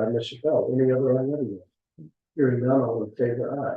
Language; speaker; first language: English; native; English